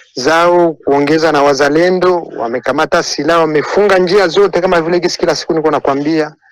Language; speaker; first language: Swahili; non-native, local second language; Kinyarwanda